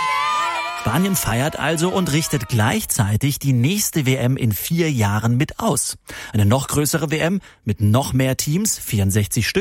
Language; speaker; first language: German; native; German